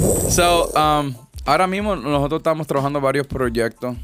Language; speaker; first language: Spanish; early bilingual, other home language; English